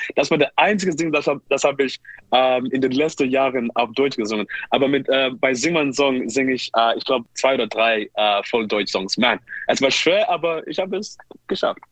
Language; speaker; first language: German; non-native, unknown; English